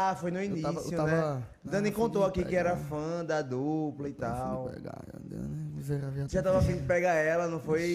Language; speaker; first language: Portuguese; native; Portuguese